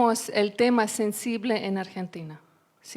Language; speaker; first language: Spanish; non-native, learner; Lithuanian